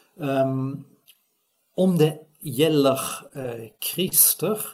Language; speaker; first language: Swedish; non-native, fluent; Dutch